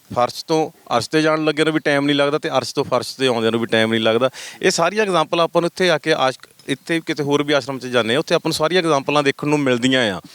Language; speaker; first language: Punjabi; native; Punjabi